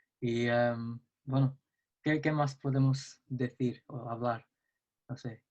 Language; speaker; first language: Spanish; non-native, learner; English